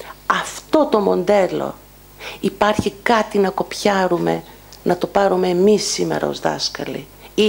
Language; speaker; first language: Greek; native; Greek